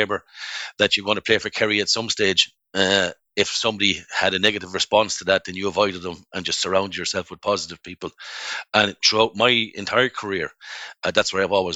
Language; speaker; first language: English; native; English